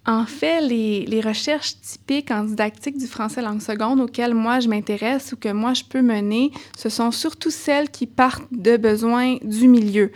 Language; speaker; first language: French; native; French